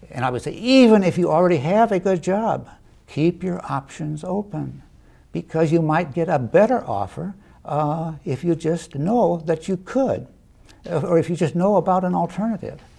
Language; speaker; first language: English; native; English